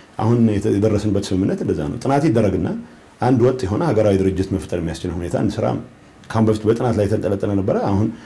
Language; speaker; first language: Amharic; non-native, local second language; Tigrinya